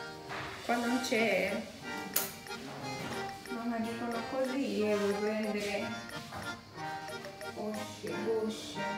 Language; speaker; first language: Italian; non-native, learner; Japanese